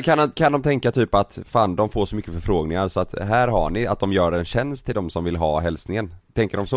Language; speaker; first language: Swedish; native; Swedish